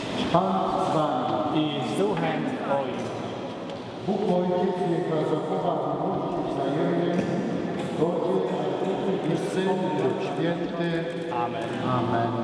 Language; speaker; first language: Polish; native; Polish